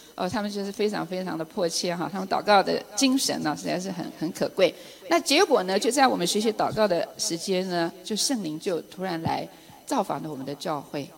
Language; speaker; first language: Chinese; native; Chinese